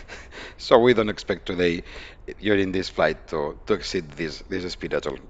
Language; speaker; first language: English; non-native, fluent; Spanish